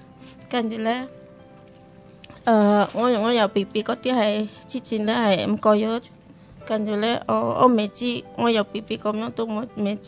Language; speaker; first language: Chinese; non-native, learner; Indonesian